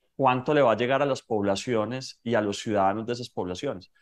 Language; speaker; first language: Spanish; native; Spanish